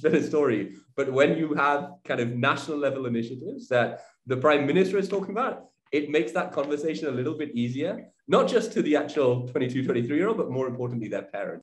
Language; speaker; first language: English; native; English